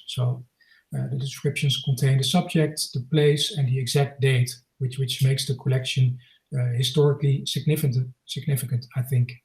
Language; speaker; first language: English; non-native, fluent; Dutch